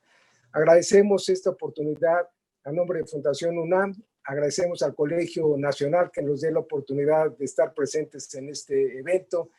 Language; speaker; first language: Spanish; native; Spanish